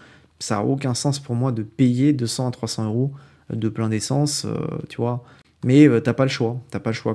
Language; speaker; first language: French; native; French